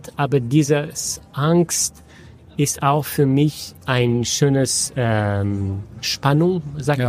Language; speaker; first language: German; non-native, fluent; French